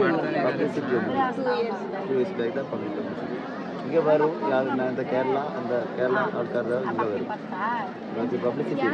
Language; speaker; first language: Tamil; non-native, learner; Malayalam